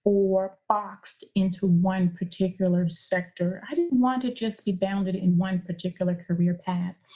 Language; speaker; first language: English; native; English